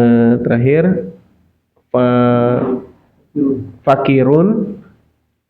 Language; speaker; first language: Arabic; non-native, learner; Indonesian